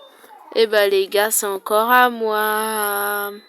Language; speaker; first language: French; native; French